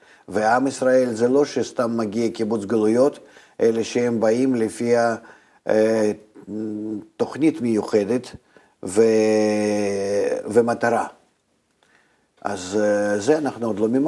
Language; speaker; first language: Hebrew; non-native, fluent; Russian